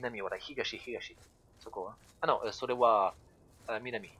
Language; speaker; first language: Japanese; non-native, learner; French